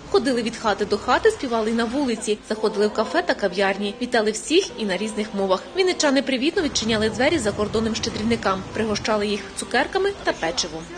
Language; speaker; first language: Ukrainian; native; Ukrainian